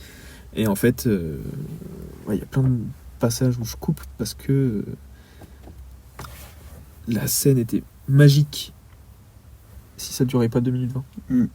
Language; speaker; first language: French; native; French